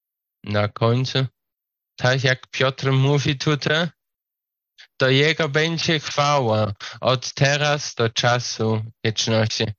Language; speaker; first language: Polish; non-native, fluent; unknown